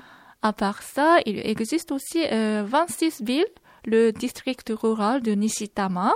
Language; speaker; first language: French; non-native, fluent; Japanese